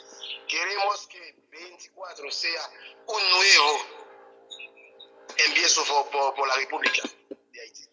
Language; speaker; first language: Spanish; non-native, fluent; Haitian Creole